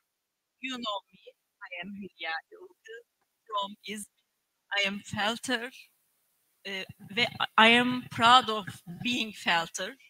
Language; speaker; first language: English; non-native, learner; Turkish